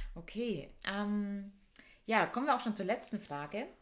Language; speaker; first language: German; non-native, fluent; Hungarian